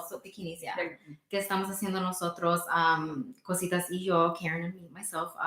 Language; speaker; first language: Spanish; early bilingual, heritage; Spanish